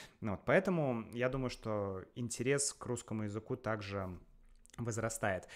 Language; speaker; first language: Russian; native; Russian